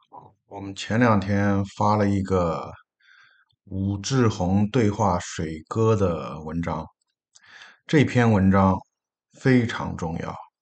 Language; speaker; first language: Chinese; native; Chinese